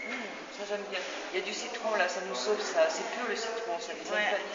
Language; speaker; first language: French; native; French